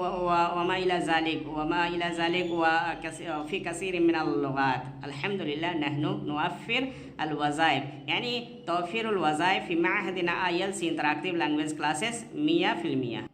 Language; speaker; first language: Arabic; non-native, fluent; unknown